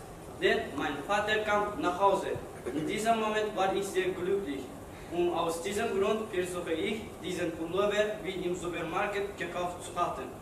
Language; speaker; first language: German; non-native, learner; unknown